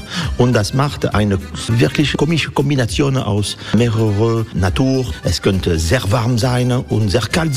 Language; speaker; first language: German; non-native, fluent; French